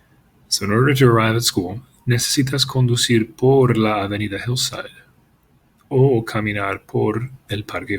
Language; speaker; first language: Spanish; non-native, fluent; English